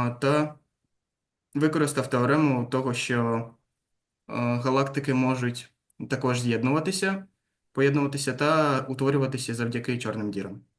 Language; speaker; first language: Ukrainian; non-native, local second language; Russian